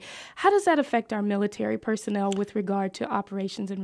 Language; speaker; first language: English; native; English